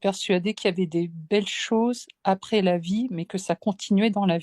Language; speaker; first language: French; native; French